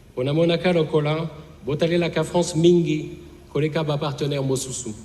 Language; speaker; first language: Lingala; non-native, learner; French